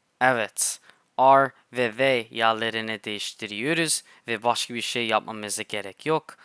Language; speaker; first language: Turkish; non-native, fluent; English